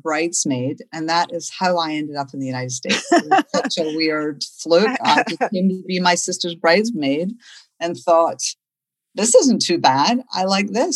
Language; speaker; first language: English; native; English